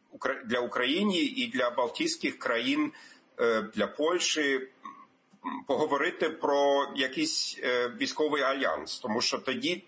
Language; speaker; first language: Ukrainian; non-native, fluent; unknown